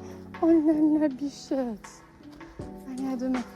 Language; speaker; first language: French; native; French